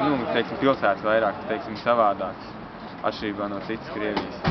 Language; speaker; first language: Latvian; non-native, local second language; Russian